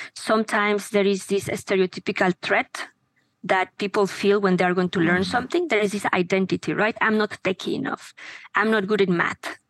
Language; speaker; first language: English; non-native, fluent; Spanish